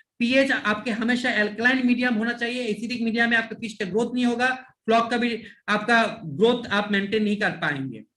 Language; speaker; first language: Hindi; non-native, local second language; Bangla